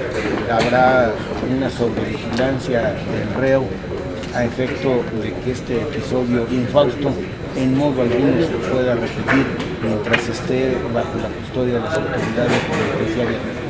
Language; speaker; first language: Spanish; native; Spanish